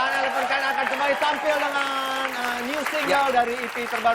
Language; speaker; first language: Indonesian; native; Indonesian